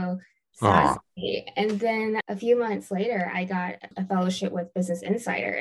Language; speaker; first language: English; native; English